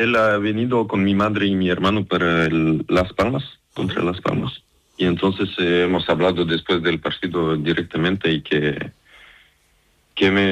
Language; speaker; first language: Spanish; non-native, fluent; French